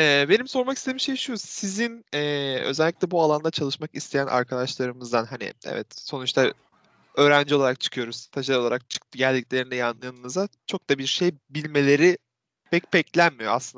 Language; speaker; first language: Turkish; native; Turkish